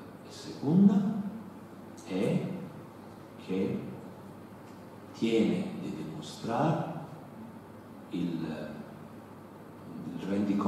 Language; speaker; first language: Spanish; non-native, learner; Italian